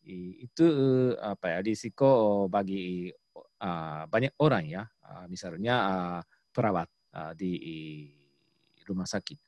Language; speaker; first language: Indonesian; non-native, fluent; Japanese